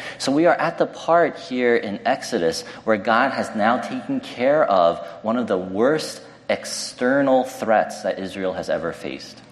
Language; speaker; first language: English; early bilingual, other home language; Chinese